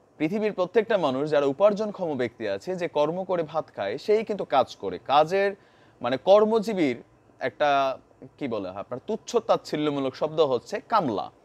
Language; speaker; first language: Bangla; native; Bangla